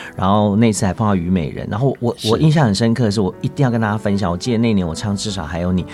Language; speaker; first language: Chinese; non-native, local second language; Hakka Chinese